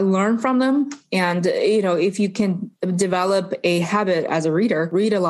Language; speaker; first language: English; non-native, fluent; Chinese